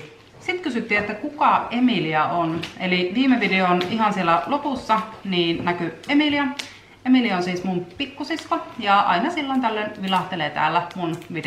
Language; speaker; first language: Finnish; native; Finnish